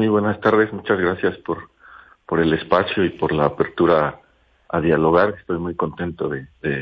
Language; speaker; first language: Spanish; native; Spanish